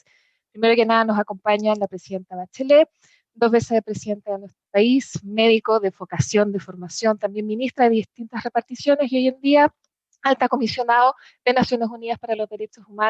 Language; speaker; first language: Spanish; native; Spanish